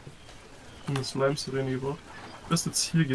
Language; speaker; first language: German; native; German